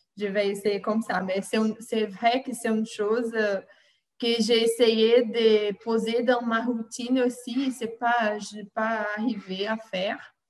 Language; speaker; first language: French; non-native, fluent; Portuguese